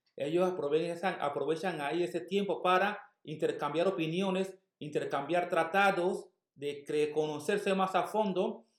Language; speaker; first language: Spanish; native; Spanish